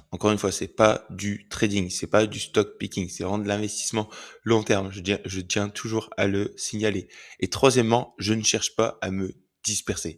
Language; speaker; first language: French; native; French